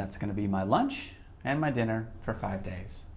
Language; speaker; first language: English; native; English